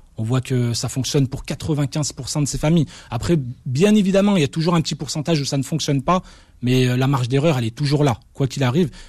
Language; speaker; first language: French; early bilingual, other home language; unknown